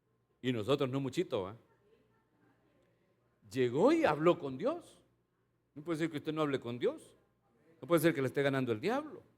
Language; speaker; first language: Spanish; native; Spanish